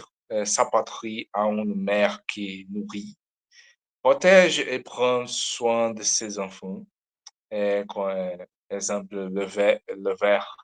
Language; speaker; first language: French; non-native, learner; Portuguese